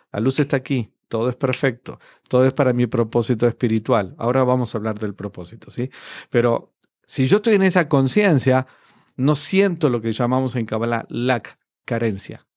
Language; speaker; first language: Spanish; native; Spanish